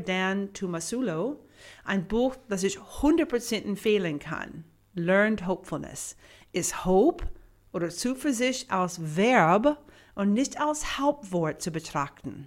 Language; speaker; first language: German; non-native, fluent; English